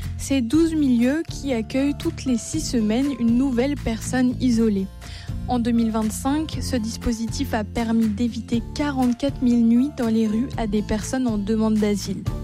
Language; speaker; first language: French; native; French